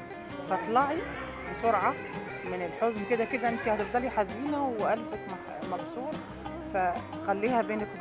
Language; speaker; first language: Arabic; native; Arabic